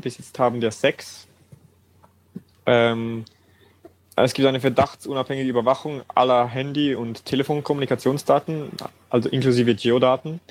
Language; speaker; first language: German; native; German